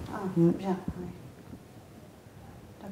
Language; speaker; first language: French; native; French